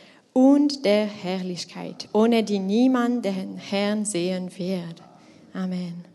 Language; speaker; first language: German; non-native, learner; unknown